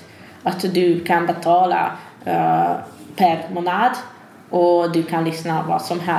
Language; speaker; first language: Swedish; non-native, fluent; Hungarian